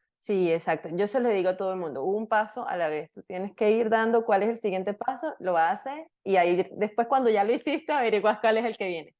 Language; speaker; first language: Spanish; native; Spanish